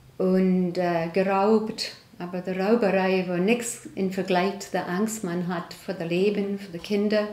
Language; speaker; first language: German; non-native, learner; English